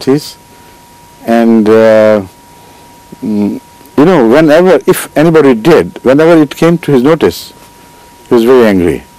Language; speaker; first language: English; non-native, local second language; Urdu